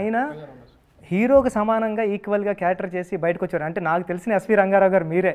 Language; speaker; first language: Telugu; native; Telugu